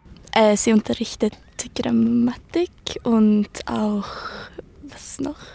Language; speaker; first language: German; early bilingual, heritage; Swedish